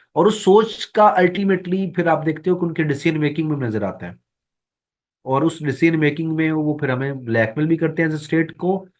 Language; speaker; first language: Urdu; non-native, local second language; Punjabi